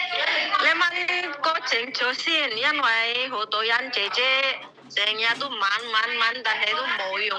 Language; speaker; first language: Cantonese; non-native, learner; Javanese